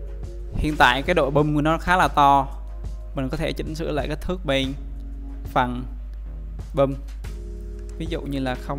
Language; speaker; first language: Vietnamese; native; Vietnamese